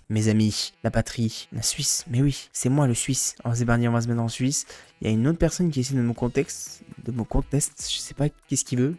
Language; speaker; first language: French; native; French